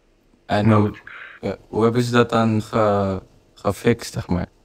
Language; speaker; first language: Dutch; non-native, fluent; Indonesian